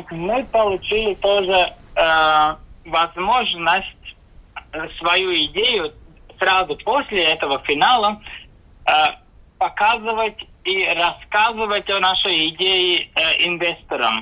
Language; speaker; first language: Russian; non-native, local second language; Latvian